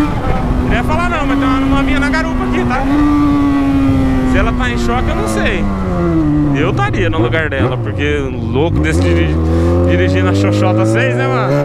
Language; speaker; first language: Portuguese; native; Portuguese